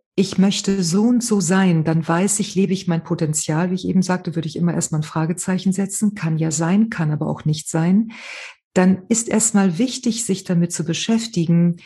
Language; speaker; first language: German; non-native, fluent; Spanish